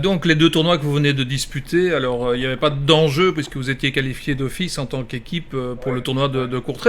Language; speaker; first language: French; native; French